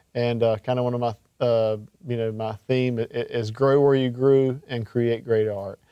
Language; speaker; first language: English; native; English